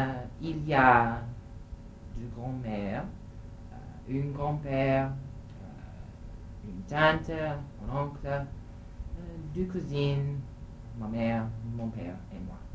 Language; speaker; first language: French; non-native, learner; English